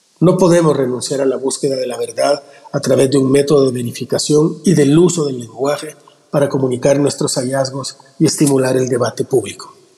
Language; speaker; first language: Spanish; native; Spanish